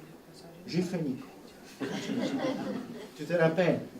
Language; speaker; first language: French; non-native, fluent; Italian